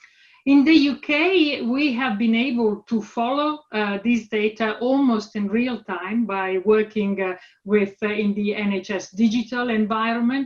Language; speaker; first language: English; non-native, fluent; Italian